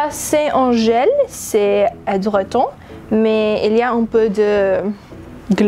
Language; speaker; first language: French; non-native, learner; English